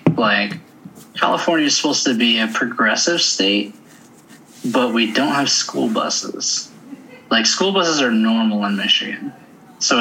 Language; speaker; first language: English; native; English